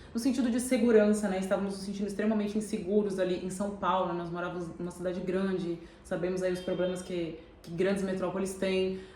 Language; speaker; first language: Portuguese; native; Portuguese